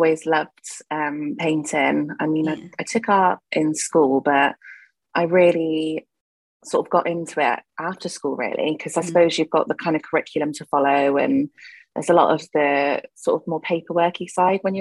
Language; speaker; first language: English; native; English